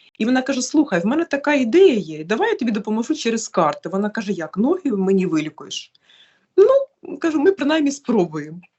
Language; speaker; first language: Ukrainian; native; Ukrainian